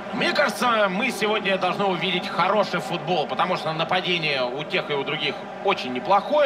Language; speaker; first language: Russian; native; Russian